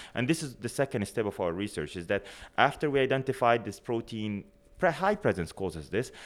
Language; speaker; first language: English; non-native, fluent; Arabic